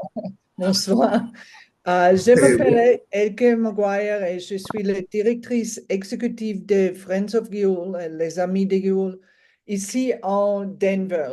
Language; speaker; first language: French; non-native, fluent; English